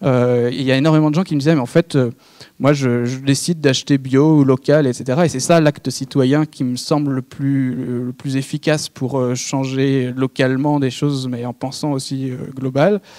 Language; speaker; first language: French; native; French